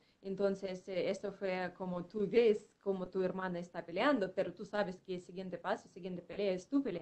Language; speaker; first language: Spanish; non-native, fluent; Russian